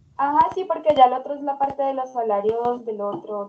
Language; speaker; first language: Spanish; native; Spanish